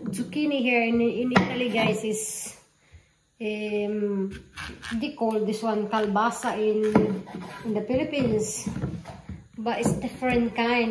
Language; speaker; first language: English; non-native, local second language; Filipino